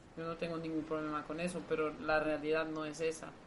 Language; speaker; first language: Spanish; non-native, fluent; Dutch